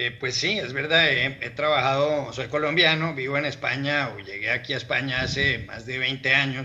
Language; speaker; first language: Spanish; native; Spanish